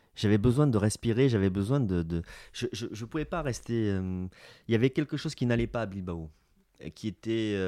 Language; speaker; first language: French; native; French